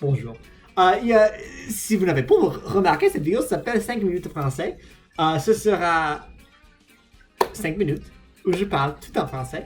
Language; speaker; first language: French; non-native, fluent; English